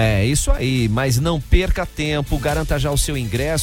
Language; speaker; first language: Portuguese; native; Portuguese